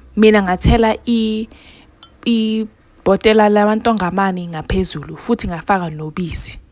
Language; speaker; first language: Zulu; non-native, local second language; Southern Sotho